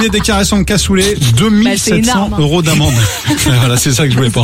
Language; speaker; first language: French; native; French